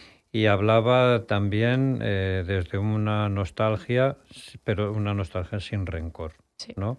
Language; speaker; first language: Spanish; native; Spanish